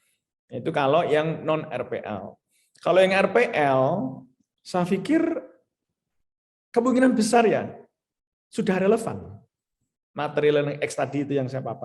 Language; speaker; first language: Indonesian; native; Indonesian